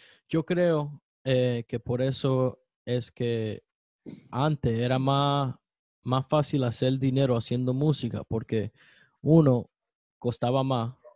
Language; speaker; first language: Spanish; early bilingual, heritage; Spanish